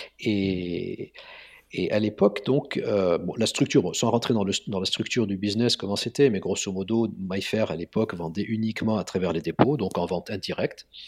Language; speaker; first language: French; non-native, local second language; Arabic